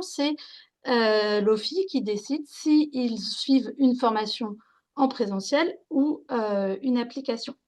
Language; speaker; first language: French; native; French